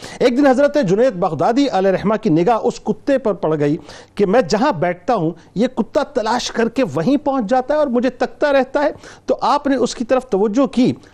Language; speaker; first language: Urdu; native; Urdu